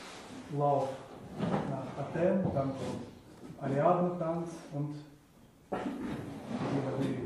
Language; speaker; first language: German; non-native, fluent; Russian